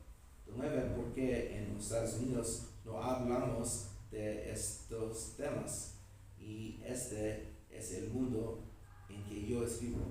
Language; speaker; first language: Spanish; non-native, learner; English